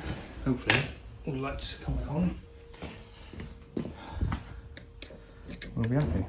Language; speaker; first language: English; native; English